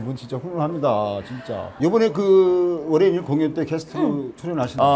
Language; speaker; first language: Korean; native; Korean